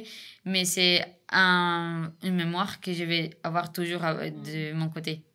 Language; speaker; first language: French; non-native, fluent; Spanish